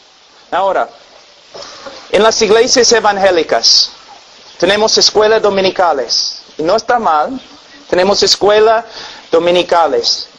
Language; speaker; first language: Spanish; non-native, fluent; English